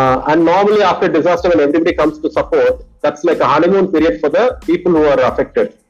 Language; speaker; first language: English; non-native, local second language; Tamil